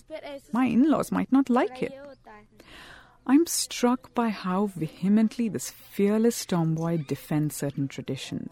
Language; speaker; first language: English; non-native, local second language; Bangla